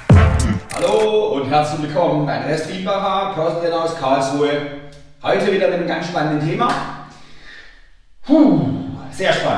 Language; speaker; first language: German; native; German